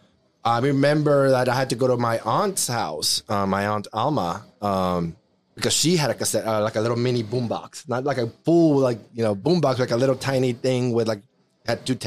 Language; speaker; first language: English; non-native, fluent; Spanish